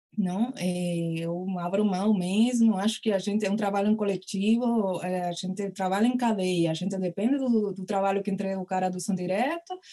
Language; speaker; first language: Portuguese; non-native, fluent; Spanish